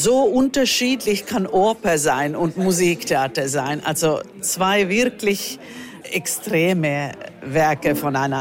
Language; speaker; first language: German; non-native, fluent; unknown